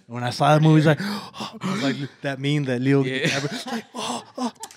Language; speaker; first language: English; early bilingual, other home language; Spanish